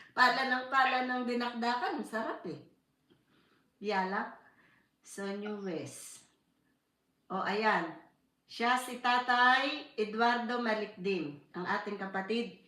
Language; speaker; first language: Filipino; native; Filipino